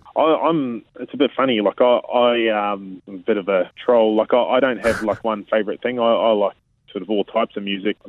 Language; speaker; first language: English; native; English